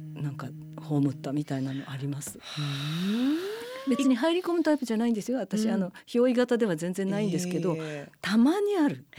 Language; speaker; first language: Japanese; native; Japanese